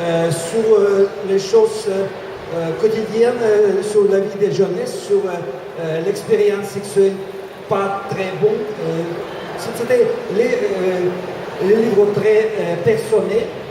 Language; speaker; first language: French; non-native, fluent; Russian